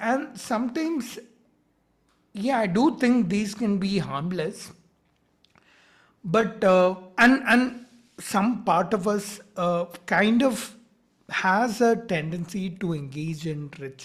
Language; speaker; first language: English; non-native, local second language; Malayalam